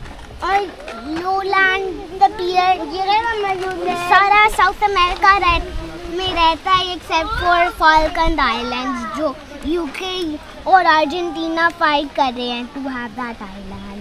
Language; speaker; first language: Hindi; early bilingual, heritage; Urdu